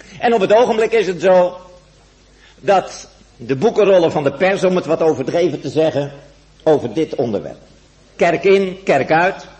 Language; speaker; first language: Dutch; native; Dutch